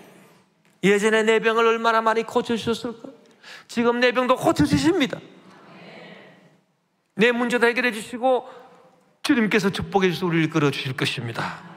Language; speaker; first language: Korean; native; Korean